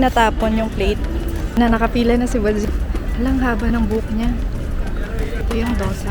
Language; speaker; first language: Filipino; native; Filipino